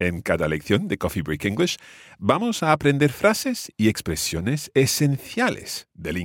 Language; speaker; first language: Spanish; non-native, fluent; English